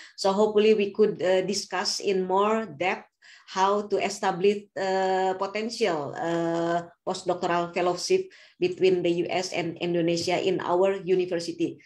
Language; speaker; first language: English; non-native, fluent; Indonesian